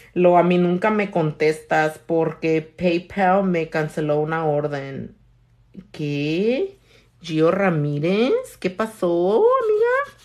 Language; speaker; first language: Spanish; early bilingual, heritage; Spanish